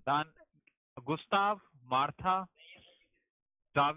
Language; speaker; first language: German; non-native, learner; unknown